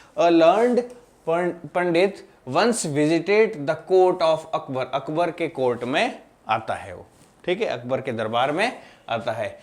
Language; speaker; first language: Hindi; non-native, local second language; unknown